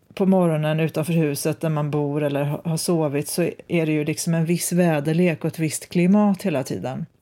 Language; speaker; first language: Swedish; native; Swedish